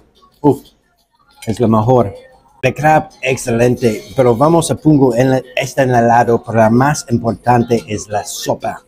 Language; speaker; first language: Spanish; non-native, learner; English